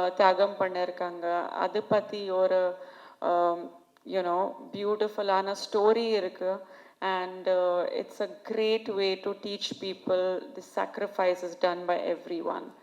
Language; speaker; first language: Tamil; non-native, fluent; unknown